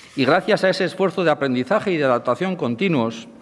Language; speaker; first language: Spanish; native; Spanish